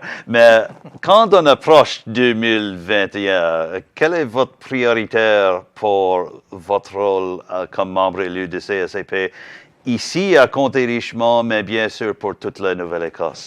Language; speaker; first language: French; non-native, learner; English